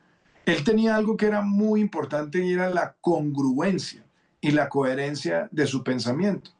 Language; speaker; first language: Spanish; native; Spanish